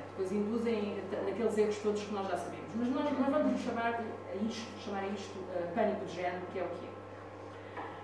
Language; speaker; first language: Portuguese; non-native, fluent; Italian